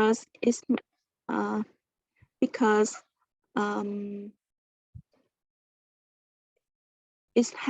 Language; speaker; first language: English; non-native, learner; Vietnamese